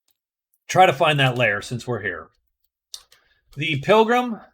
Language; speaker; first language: English; native; English